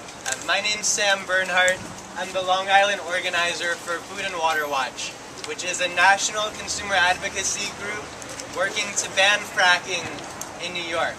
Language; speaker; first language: English; native; English